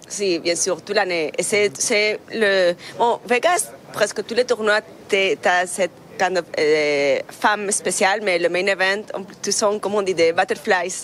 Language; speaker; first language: French; non-native, fluent; Spanish